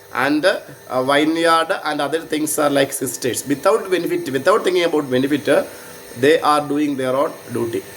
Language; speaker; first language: English; non-native, local second language; Malayalam